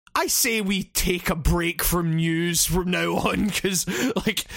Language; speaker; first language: English; native; English